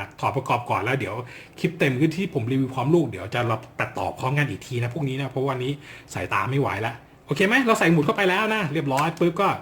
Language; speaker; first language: Thai; native; Thai